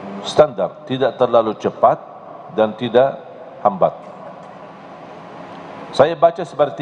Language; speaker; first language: Indonesian; non-native, fluent; Arabic